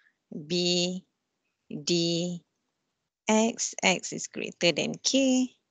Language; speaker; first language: English; non-native, local second language; Malay